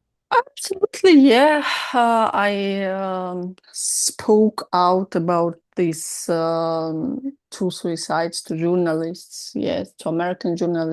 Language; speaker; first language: English; non-native, learner; Russian